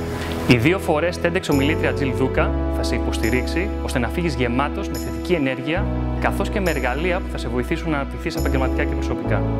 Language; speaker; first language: Greek; native; Greek